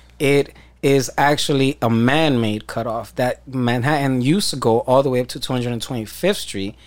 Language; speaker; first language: English; early bilingual, other home language; Spanish